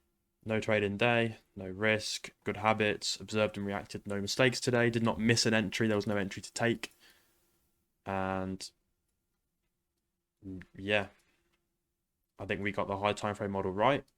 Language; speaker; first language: English; native; English